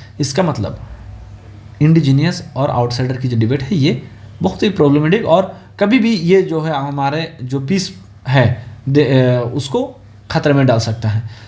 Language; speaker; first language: Hindi; non-native, local second language; Assamese